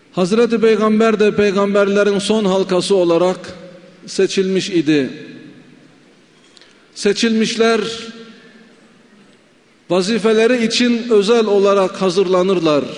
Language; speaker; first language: Turkish; native; Turkish